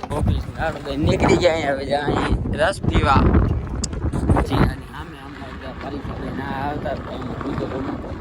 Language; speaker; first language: Gujarati; native; Gujarati